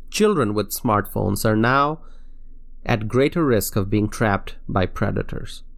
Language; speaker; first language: English; non-native, local second language; Bangla